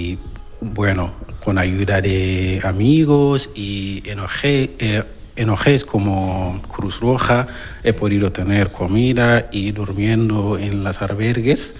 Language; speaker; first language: Spanish; non-native, fluent; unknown